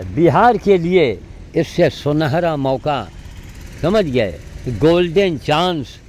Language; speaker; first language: Hindi; native; Hindi